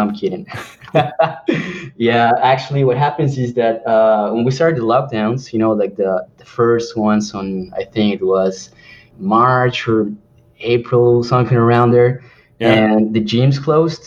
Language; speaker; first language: English; non-native, fluent; Spanish